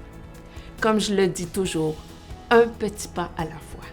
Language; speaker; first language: French; native; French